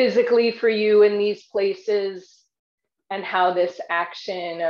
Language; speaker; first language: English; native; English